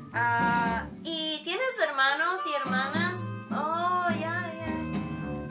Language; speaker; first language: Spanish; early bilingual, heritage; Spanish